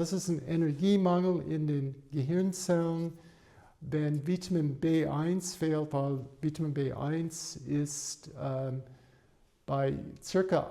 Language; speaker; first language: German; non-native, fluent; English